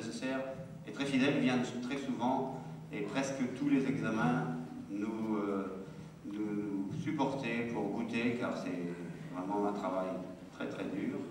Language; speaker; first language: French; native; French